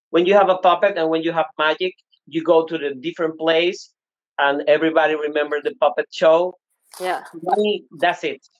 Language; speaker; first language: English; non-native, learner; Spanish